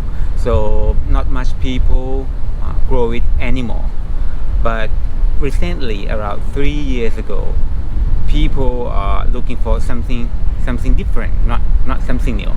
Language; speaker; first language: English; non-native, fluent; Thai